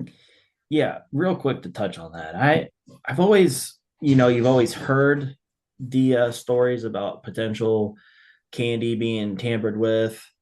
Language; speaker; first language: English; native; English